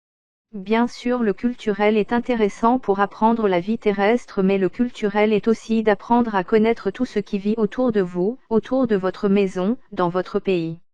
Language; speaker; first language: French; native; French